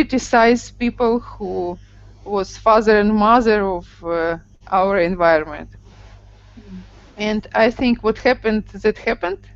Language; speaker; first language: English; non-native, learner; Russian